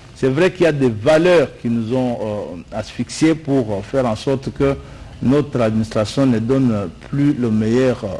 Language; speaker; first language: French; non-native, local second language; Luba-Lulua